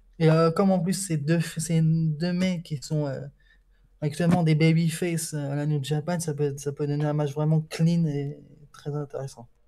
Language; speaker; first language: French; native; French